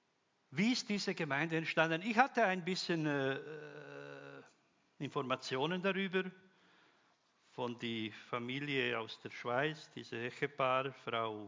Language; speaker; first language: German; non-native, fluent; Croatian